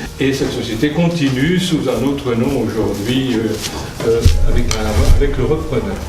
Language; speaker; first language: French; native; French